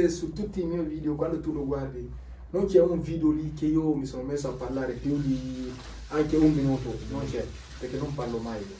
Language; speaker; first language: Italian; non-native, learner; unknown